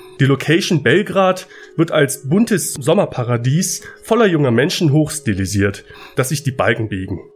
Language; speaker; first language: German; native; German